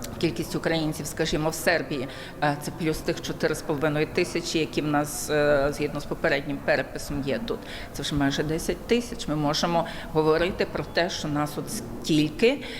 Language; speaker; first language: Ukrainian; early bilingual, heritage; Ukrainian